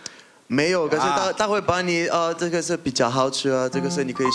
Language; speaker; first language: Chinese; non-native, fluent; French